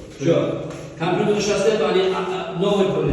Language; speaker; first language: Russian; non-native, local second language; Uzbek